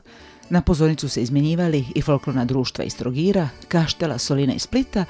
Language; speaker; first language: Croatian; native; Croatian